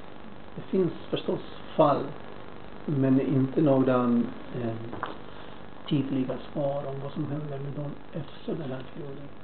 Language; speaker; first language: Swedish; non-native, fluent; Spanish